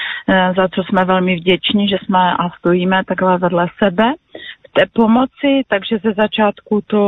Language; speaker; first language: Czech; non-native, local second language; Polish